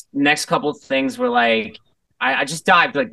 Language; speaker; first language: English; native; English